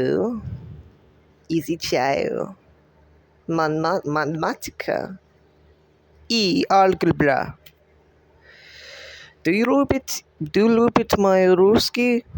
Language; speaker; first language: Russian; non-native, learner; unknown